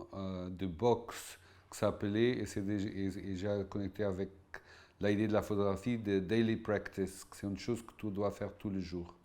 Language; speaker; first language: French; non-native, fluent; Portuguese